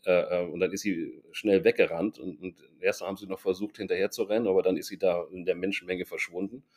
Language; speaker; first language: German; native; German